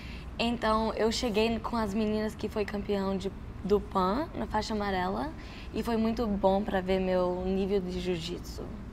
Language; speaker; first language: Portuguese; early bilingual, heritage; Portuguese